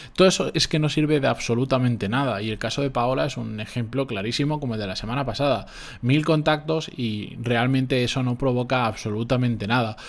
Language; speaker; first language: Spanish; native; Spanish